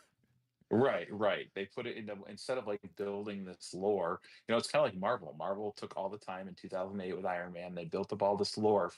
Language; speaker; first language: English; native; English